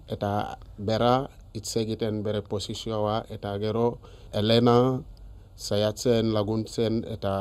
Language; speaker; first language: Basque; non-native, learner; Wolof